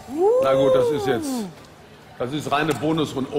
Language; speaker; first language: German; native; German